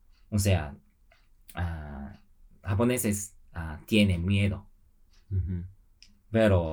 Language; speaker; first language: Spanish; non-native, learner; Japanese